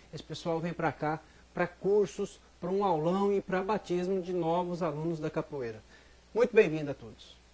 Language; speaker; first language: Portuguese; native; Portuguese